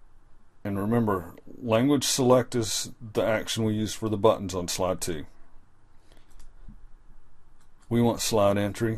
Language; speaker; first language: English; native; English